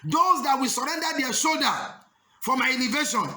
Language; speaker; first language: English; non-native, local second language; Yoruba